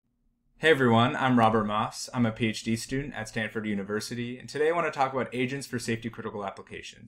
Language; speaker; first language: English; native; English